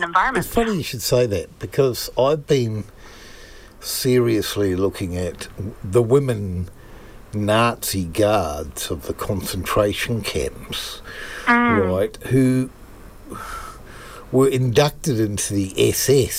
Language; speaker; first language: English; native; English